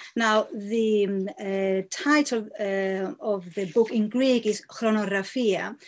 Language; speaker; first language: English; non-native, fluent; Greek